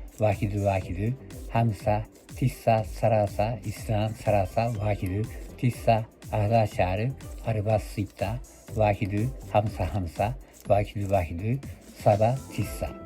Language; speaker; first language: Arabic; non-native, learner; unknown